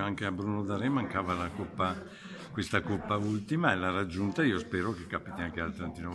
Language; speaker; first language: Italian; native; Italian